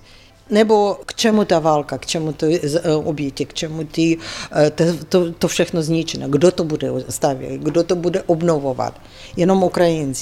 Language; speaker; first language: Czech; non-native, fluent; Ukrainian